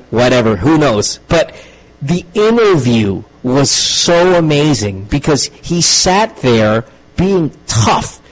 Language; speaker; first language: English; non-native, local second language; Filipino